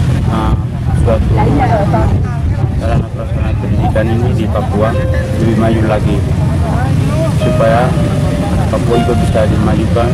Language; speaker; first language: Indonesian; non-native, local second language; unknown